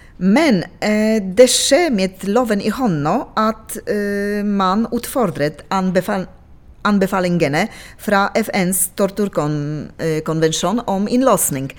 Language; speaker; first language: Norwegian; non-native, fluent; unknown